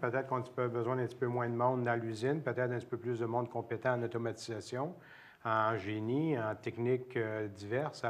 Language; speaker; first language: French; native; French